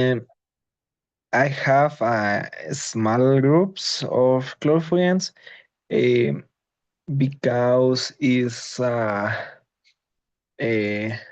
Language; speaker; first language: English; non-native, learner; Spanish